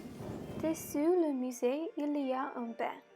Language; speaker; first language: French; non-native, learner; English